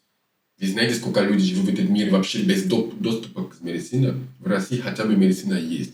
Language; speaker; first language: Russian; non-native, fluent; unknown